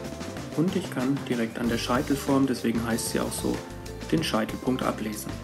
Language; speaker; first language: German; native; German